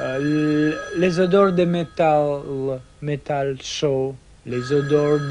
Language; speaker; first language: French; non-native, fluent; Russian